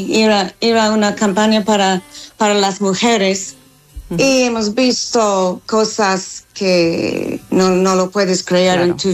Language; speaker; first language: Spanish; non-native, fluent; English